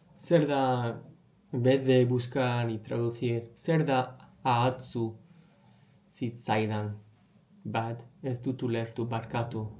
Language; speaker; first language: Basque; non-native, learner; English